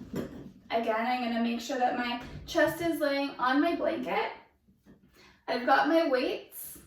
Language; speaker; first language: English; native; English